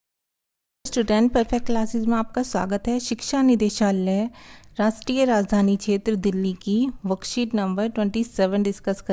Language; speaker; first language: Hindi; native; Hindi